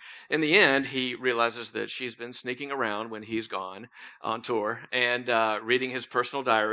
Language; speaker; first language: English; native; English